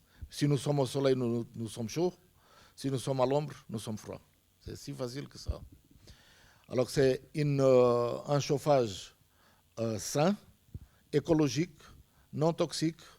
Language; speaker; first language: French; non-native, fluent; Portuguese